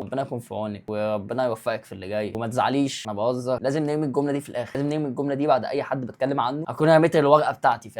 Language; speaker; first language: Arabic; native; Arabic